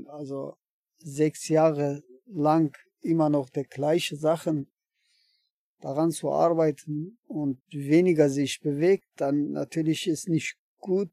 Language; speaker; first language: German; non-native, learner; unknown